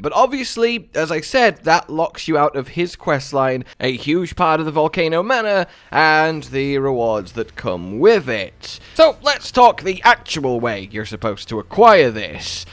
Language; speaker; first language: English; native; English